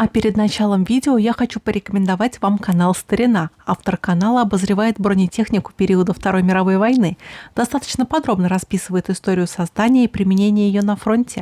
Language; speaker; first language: Russian; native; Russian